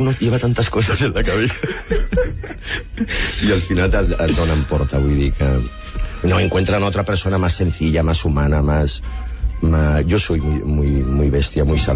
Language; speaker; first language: Catalan; non-native, local second language; Spanish